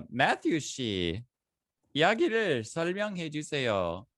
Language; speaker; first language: Korean; non-native, fluent; English